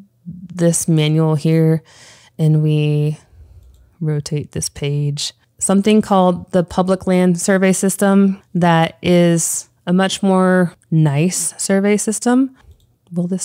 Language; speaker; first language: English; native; English